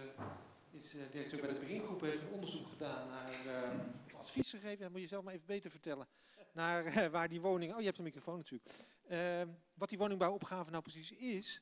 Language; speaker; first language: Dutch; native; Dutch